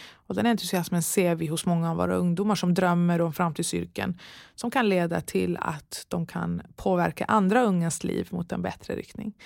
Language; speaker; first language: Swedish; early bilingual, other home language; Persian